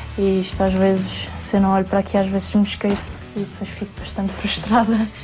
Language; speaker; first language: Portuguese; early bilingual, other home language; German